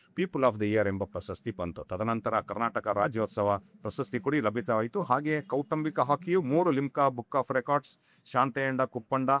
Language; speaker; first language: Kannada; non-native, local second language; Kodava